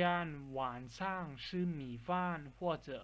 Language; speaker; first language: Chinese; non-native, fluent; Lao